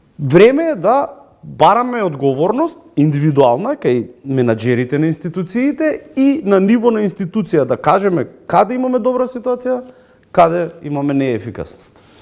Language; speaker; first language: Macedonian; native; Macedonian